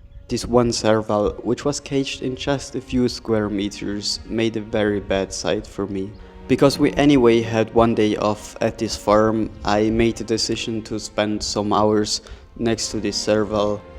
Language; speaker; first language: English; non-native, fluent; German